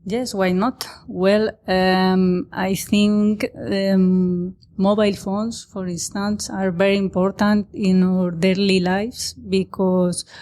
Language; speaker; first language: English; non-native, learner; Spanish